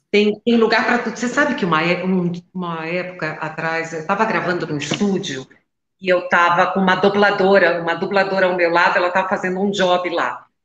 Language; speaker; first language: Portuguese; native; Portuguese